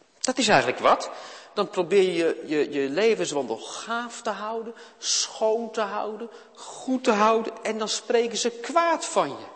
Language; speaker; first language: Dutch; native; Dutch